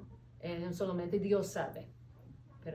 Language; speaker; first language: Spanish; non-native, fluent; English